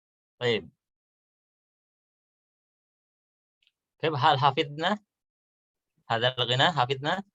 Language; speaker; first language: Arabic; non-native, fluent; Indonesian